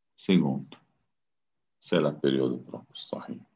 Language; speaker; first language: French; non-native, local second language; Arabic